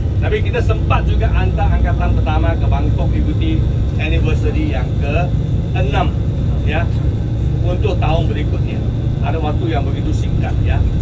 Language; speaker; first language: Malay; non-native, local second language; Chinese